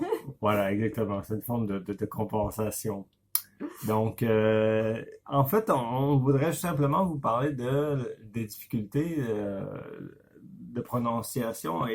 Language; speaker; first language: French; native; French